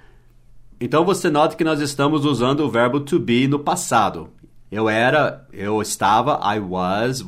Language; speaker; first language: Portuguese; non-native, fluent; English